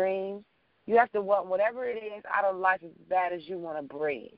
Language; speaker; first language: English; native; English